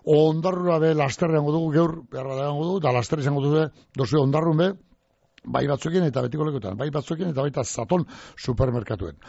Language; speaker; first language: Basque; native; Basque